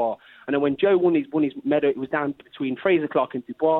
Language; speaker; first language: English; native; English